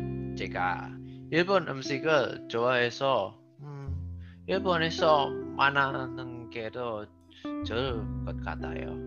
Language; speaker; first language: Korean; non-native, learner; Indonesian